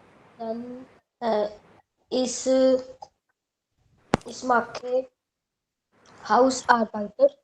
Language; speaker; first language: German; non-native, learner; Hindi